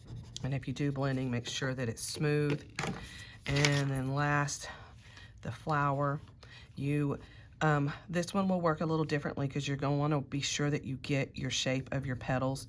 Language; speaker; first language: English; native; English